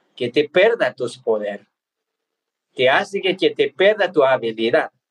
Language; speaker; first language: Spanish; non-native, fluent; Tibetan